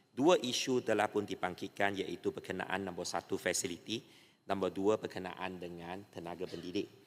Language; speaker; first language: Malay; native; Malay